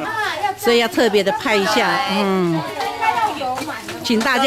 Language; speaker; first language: Chinese; native; Chinese